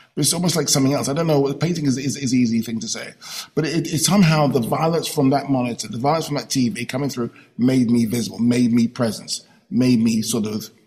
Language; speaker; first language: English; native; English